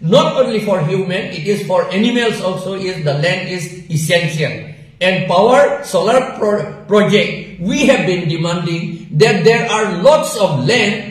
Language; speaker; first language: English; non-native, local second language; Assamese